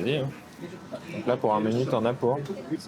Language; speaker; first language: French; native; French